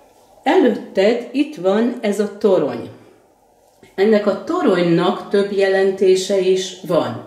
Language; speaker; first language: Hungarian; native; Hungarian